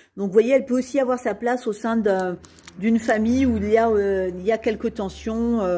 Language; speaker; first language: French; native; French